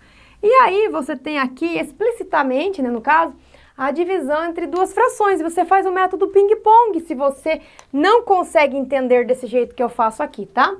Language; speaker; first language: Portuguese; native; Portuguese